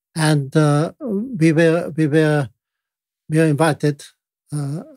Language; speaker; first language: English; non-native, fluent; Italian